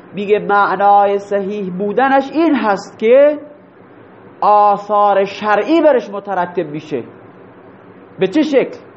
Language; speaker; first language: Persian; non-native, local second language; Baluchi